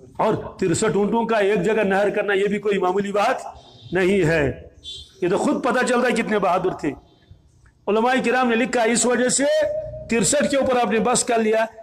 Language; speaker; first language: Urdu; native; Urdu